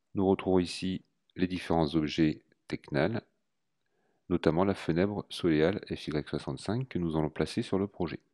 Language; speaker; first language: French; native; French